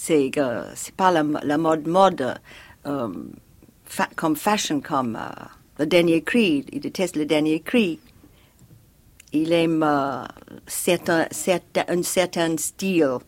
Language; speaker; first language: French; non-native, fluent; English